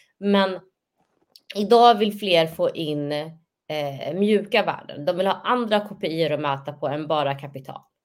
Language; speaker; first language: Swedish; early bilingual, other home language; Somali